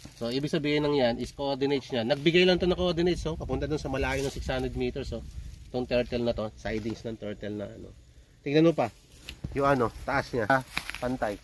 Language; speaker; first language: Filipino; non-native, local second language; Cebuano